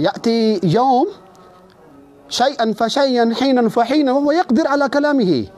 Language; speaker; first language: Arabic; non-native, fluent; Urdu